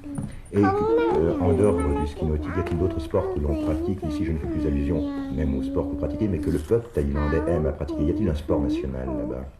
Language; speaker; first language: French; native; French